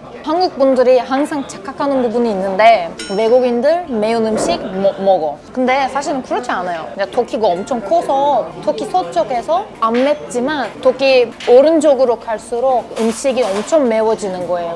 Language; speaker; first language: Korean; non-native, fluent; Turkish